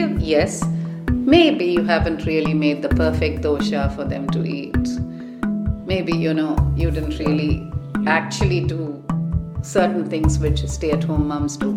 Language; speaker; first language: English; non-native, local second language; Tamil